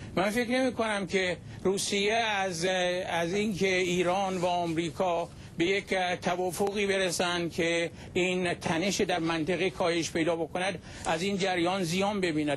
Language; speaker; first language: Persian; native; Persian